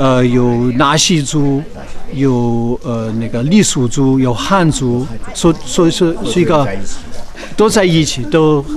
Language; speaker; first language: Chinese; non-native, fluent; English